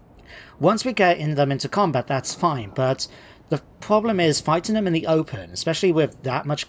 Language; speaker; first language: English; native; English